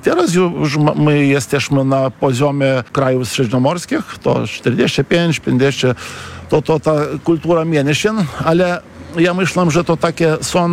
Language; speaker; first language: Polish; non-native, fluent; Lithuanian